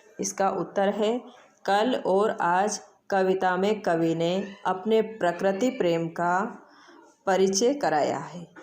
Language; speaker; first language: Hindi; native; Hindi